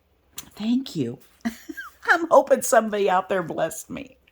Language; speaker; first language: English; native; English